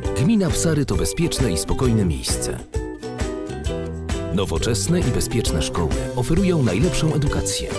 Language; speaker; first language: Polish; native; Polish